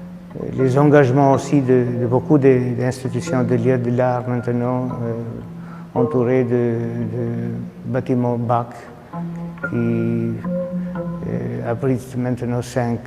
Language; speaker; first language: French; non-native, fluent; Albanian